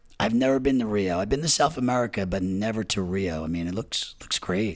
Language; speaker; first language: English; native; English